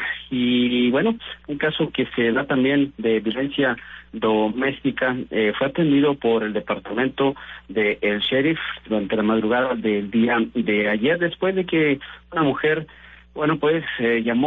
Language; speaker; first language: Spanish; native; Spanish